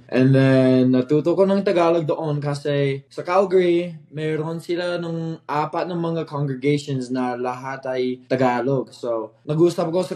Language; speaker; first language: Filipino; non-native, fluent; English